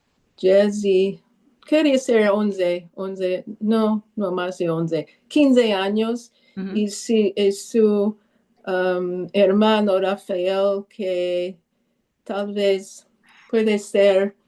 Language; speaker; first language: Spanish; early bilingual, heritage; Spanish